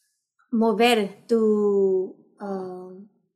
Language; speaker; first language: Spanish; early bilingual, heritage; Spanish